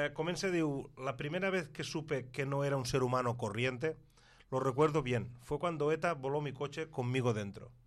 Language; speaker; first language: Spanish; non-native, local second language; Catalan